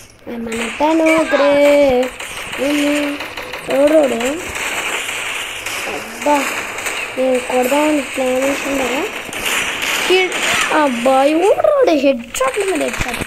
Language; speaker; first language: Telugu; native; Telugu